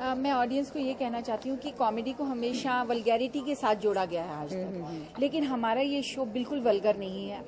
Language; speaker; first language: Hindi; non-native, local second language; Punjabi